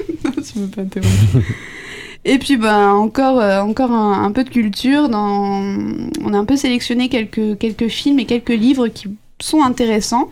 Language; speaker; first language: French; native; French